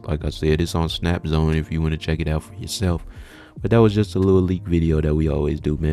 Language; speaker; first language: English; native; English